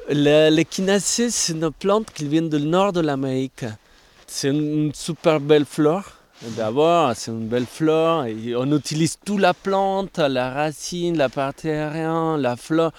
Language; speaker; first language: French; non-native, fluent; Spanish